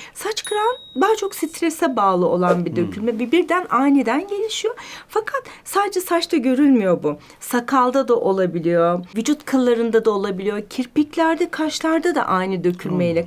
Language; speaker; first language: Turkish; native; Turkish